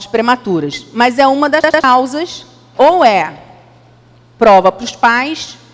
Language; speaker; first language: Portuguese; native; Portuguese